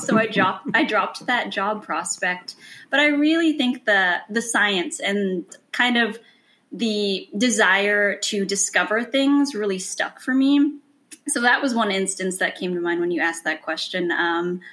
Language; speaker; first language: English; native; English